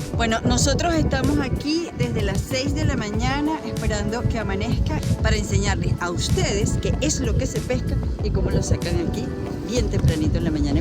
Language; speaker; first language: Spanish; native; Spanish